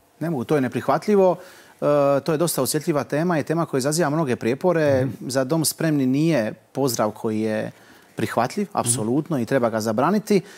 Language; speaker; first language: Croatian; native; Croatian